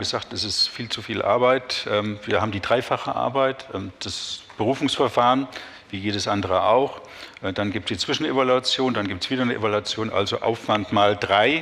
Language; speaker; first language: German; native; German